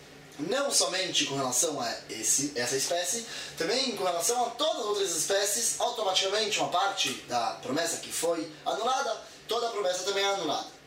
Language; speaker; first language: Portuguese; native; Portuguese